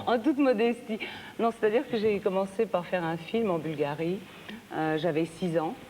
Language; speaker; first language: French; early bilingual, other home language; Bulgarian